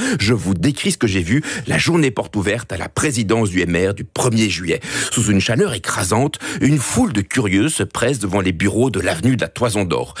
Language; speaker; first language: French; native; French